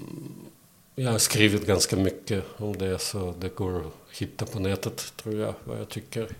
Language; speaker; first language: Swedish; non-native, fluent; Belarusian